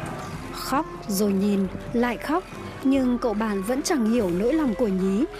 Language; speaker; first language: Vietnamese; native; Vietnamese